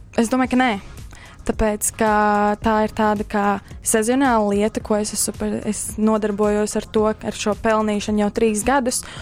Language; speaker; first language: Latvian; native; Latvian